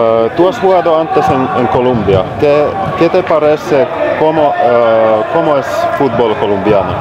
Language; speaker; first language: Spanish; non-native, learner; Finnish